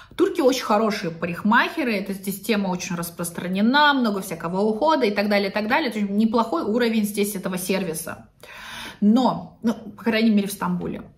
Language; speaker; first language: Russian; native; Russian